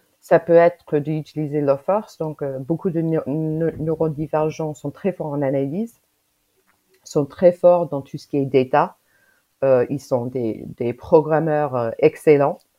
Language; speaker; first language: French; non-native, fluent; English